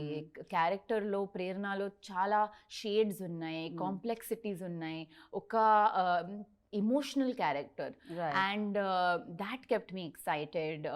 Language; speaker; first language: Telugu; non-native, learner; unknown